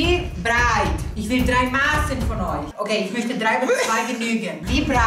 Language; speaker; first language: German; non-native, local second language; Italian